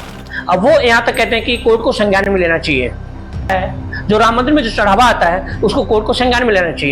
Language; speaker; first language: Hindi; native; Hindi